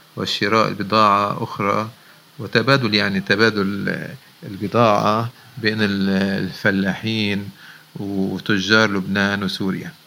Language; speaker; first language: Arabic; native; Arabic